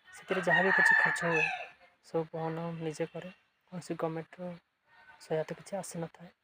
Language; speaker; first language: Odia; non-native, local second language; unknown